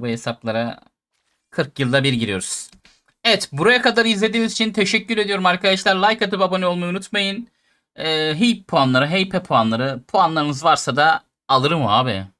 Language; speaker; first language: Turkish; native; Turkish